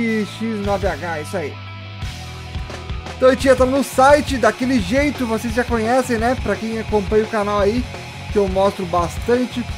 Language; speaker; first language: Portuguese; native; Portuguese